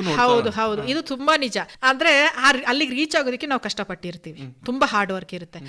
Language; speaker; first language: Kannada; non-native, local second language; Kodava